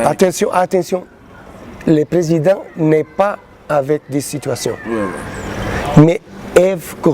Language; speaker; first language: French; non-native, learner; Portuguese